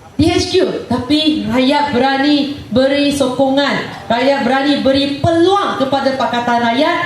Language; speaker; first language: Malay; non-native, local second language; Chinese